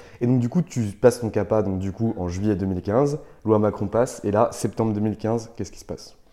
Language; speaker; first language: French; native; French